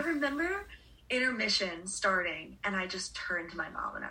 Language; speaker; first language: English; native; English